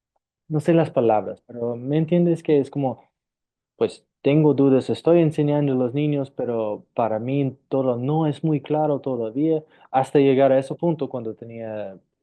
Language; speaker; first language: Spanish; non-native, fluent; English